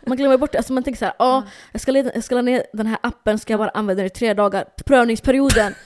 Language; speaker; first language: Swedish; early bilingual, other home language; Somali